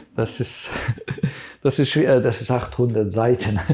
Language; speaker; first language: German; non-native, fluent; Ukrainian